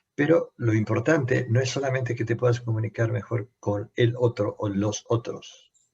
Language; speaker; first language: Spanish; native; Spanish